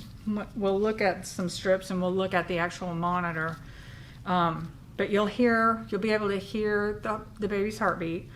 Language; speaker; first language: English; native; English